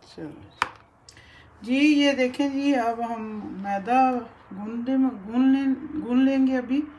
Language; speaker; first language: Hindi; native; Hindi